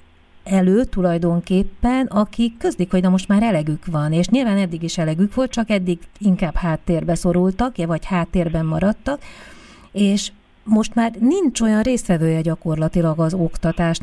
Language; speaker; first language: Hungarian; native; Hungarian